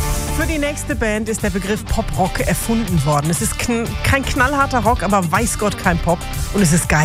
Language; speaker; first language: German; native; German